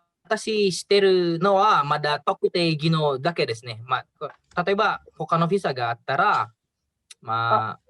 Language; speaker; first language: Japanese; non-native, learner; Indonesian